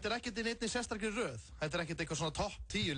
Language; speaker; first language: Icelandic; native; Icelandic